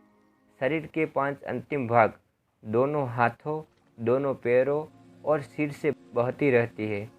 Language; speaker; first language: Hindi; native; Hindi